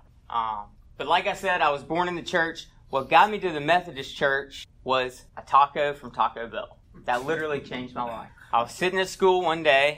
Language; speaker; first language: English; native; English